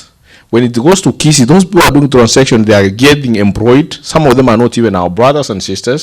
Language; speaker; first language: English; non-native, local second language; Gusii